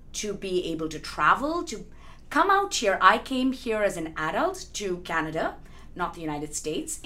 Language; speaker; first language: English; non-native, local second language; Malayalam